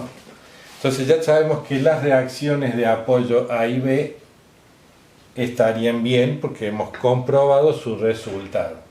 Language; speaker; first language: Spanish; native; Spanish